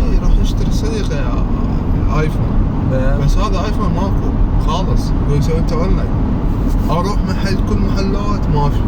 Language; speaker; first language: Arabic; non-native, learner; Urdu